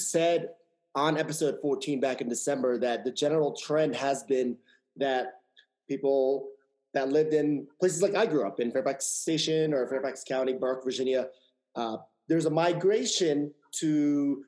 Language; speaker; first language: English; native; English